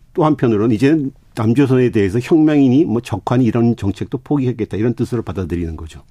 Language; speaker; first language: Korean; native; Korean